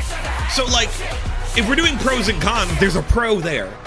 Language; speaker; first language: English; native; English